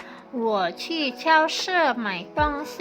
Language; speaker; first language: Chinese; non-native, fluent; Indonesian